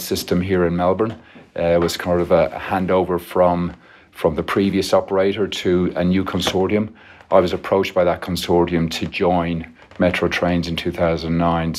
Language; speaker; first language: English; native; English